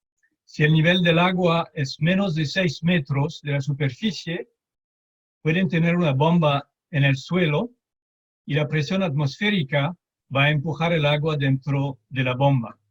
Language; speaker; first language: Spanish; non-native, fluent; French